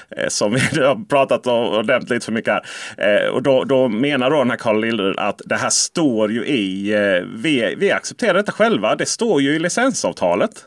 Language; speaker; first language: Swedish; native; Swedish